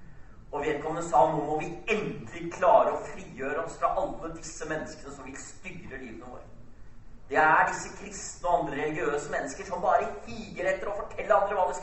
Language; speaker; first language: Norwegian; native; Norwegian